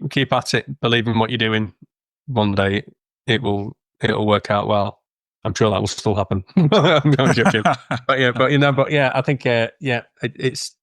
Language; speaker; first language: English; native; English